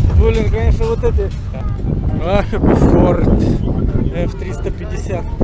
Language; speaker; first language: Russian; native; Russian